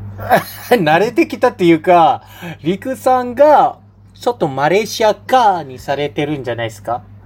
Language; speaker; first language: Japanese; non-native, fluent; Malay